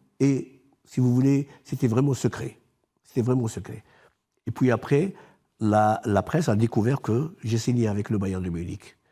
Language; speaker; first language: French; non-native, local second language; Arabic